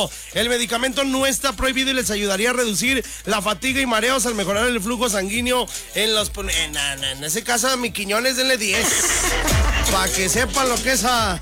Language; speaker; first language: Spanish; native; Spanish